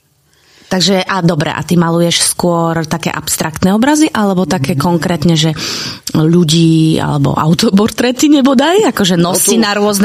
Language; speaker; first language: Slovak; native; Slovak